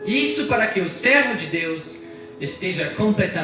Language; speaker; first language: Portuguese; non-native, fluent; German